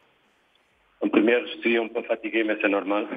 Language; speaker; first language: French; non-native, fluent; Portuguese